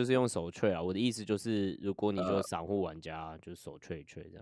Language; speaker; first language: Chinese; native; Chinese